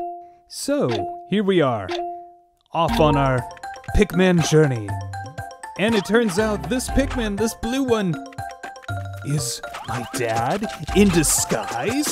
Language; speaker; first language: English; native; English